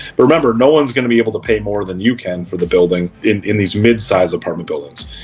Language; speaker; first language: English; native; English